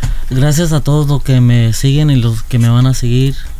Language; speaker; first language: Spanish; early bilingual, heritage; Spanish